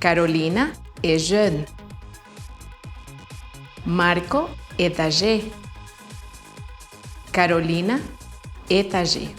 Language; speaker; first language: French; non-native, fluent; Spanish